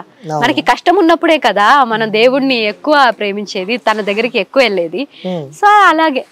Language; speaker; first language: Telugu; non-native, fluent; Malayalam